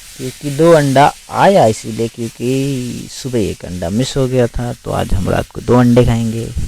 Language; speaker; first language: Hindi; non-native, local second language; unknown